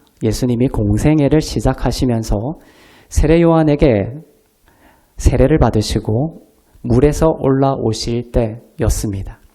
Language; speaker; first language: Korean; native; Korean